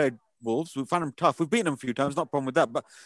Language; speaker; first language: English; native; English